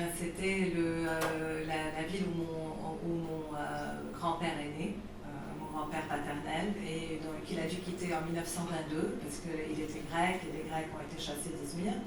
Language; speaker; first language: French; non-native, local second language; Arabic